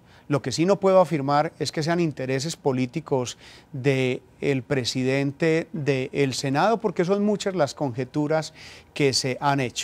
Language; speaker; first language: Spanish; native; Spanish